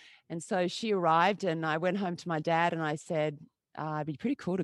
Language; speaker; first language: English; native; English